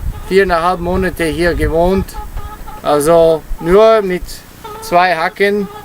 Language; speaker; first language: German; non-native, learner; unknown